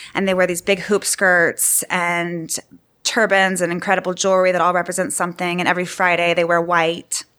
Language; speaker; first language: English; native; English